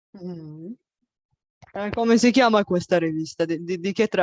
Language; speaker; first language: Italian; non-native, fluent; Bulgarian